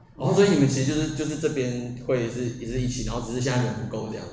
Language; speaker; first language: Chinese; native; Chinese